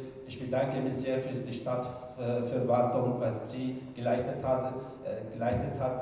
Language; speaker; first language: German; non-native, fluent; Arabic